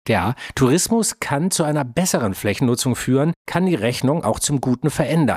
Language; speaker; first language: German; native; German